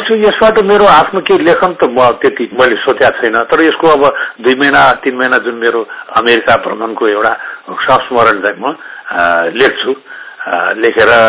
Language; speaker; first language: Nepali; non-native, local second language; Newari